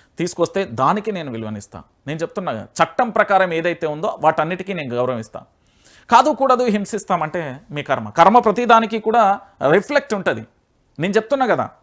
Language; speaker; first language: Telugu; native; Telugu